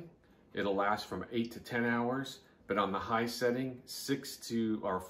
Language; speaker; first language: English; native; English